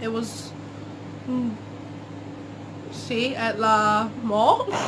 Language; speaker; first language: English; early bilingual, other home language; Spanish